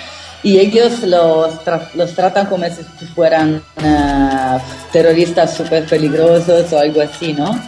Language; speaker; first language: Spanish; non-native, fluent; Italian